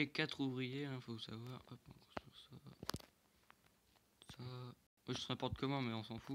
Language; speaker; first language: French; native; French